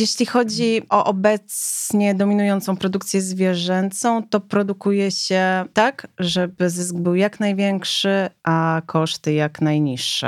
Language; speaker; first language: Polish; native; Polish